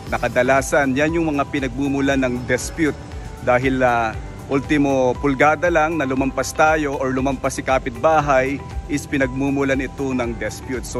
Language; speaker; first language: Filipino; native; Filipino